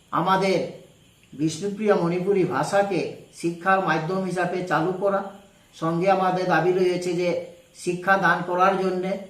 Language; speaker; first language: Bangla; non-native, local second language; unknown